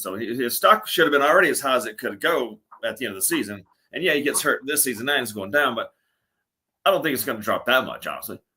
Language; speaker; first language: English; native; English